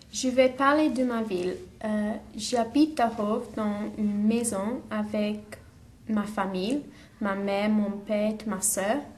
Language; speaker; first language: French; non-native, learner; English